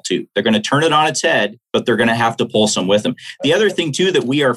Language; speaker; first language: English; native; English